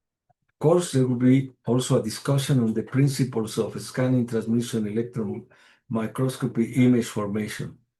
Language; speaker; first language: English; non-native, fluent; Spanish